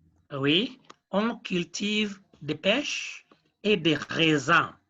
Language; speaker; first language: French; non-native, fluent; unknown